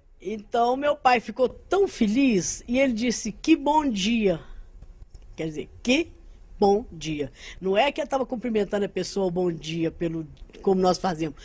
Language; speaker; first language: Portuguese; early bilingual, other home language; Arabic